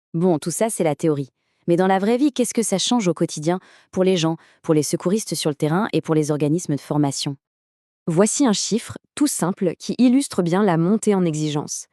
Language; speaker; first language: French; native; French